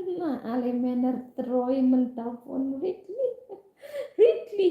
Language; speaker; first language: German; non-native, learner; Indonesian